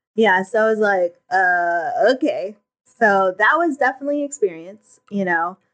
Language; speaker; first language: English; early bilingual, other home language; Filipino